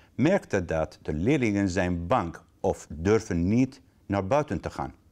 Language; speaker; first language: Dutch; non-native, fluent; Arabic